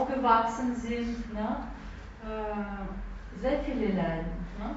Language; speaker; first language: German; non-native, fluent; Russian